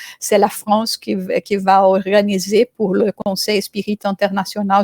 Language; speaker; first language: French; non-native, fluent; Portuguese